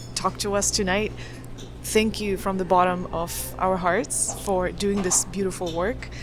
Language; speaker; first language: English; non-native, fluent; Ukrainian